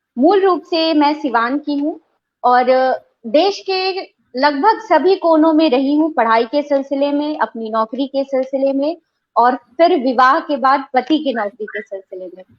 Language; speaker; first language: Hindi; native; Hindi